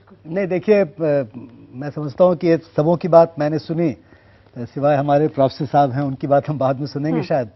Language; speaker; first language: Hindi; native; Hindi